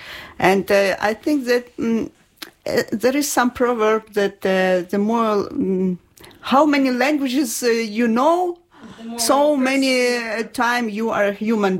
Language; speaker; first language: English; non-native, learner; Ukrainian